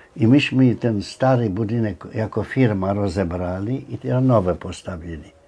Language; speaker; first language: Polish; native; Polish